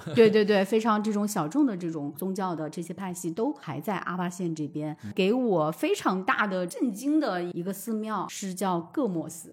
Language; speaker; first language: Chinese; native; Chinese